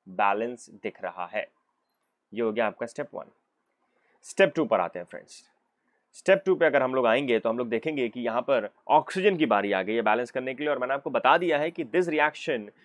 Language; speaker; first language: Hindi; native; Hindi